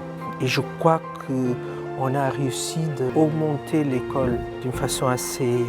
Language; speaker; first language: French; non-native, fluent; Portuguese